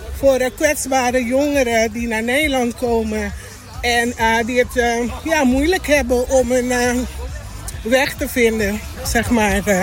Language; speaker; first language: Dutch; non-native, local second language; Papiamento